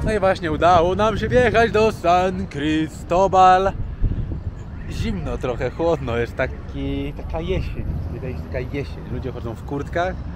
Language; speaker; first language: Polish; native; Polish